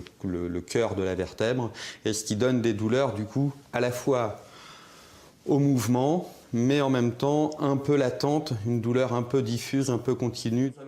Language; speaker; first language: French; native; French